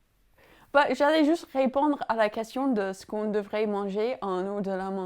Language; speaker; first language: French; non-native, fluent; English